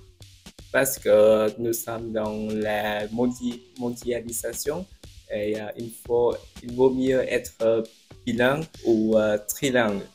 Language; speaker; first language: French; non-native, fluent; Vietnamese